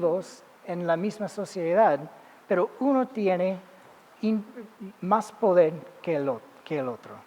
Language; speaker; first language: Spanish; non-native, fluent; English